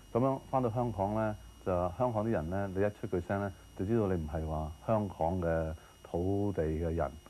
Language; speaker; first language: Cantonese; early bilingual, heritage; Cantonese